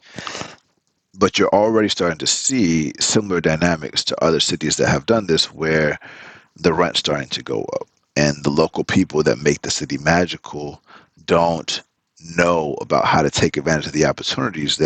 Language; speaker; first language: English; early bilingual, other home language; Spanish